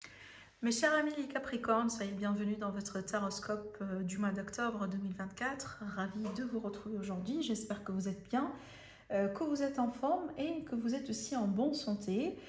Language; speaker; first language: French; native; French